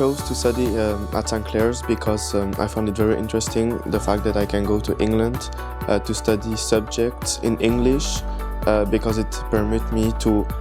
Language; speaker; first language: English; non-native, fluent; French